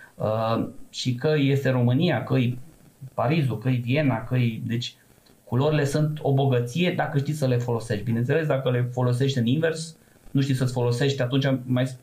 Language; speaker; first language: Romanian; non-native, local second language; Serbian